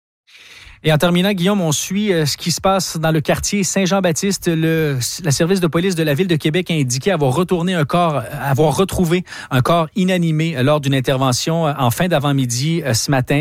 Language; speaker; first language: French; native; French